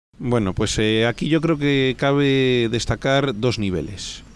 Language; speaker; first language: Spanish; native; Spanish